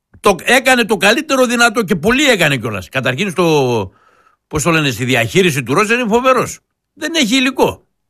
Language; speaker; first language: Greek; non-native, local second language; Turkish